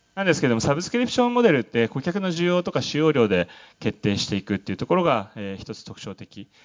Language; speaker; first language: Japanese; native; Japanese